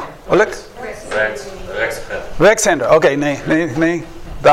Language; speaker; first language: German; non-native, fluent; English